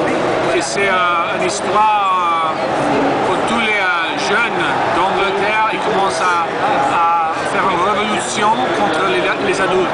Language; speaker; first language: French; non-native, learner; English